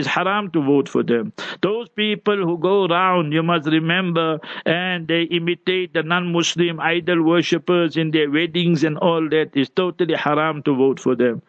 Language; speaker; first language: English; non-native, local second language; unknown